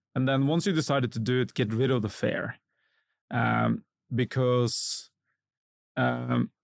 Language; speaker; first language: English; non-native, fluent; Norwegian